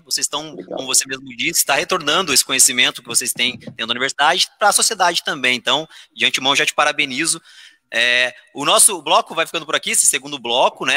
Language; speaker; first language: Portuguese; native; Portuguese